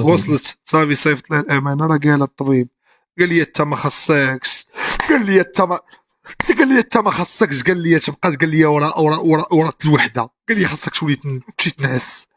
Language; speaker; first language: Arabic; native; Arabic